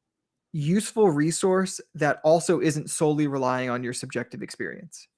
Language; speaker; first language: English; native; English